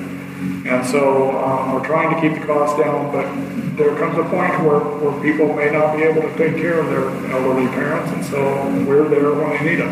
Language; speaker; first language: English; native; English